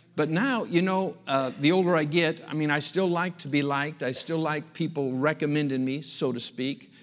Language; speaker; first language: English; native; English